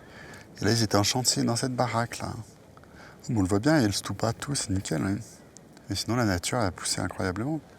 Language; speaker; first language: French; native; French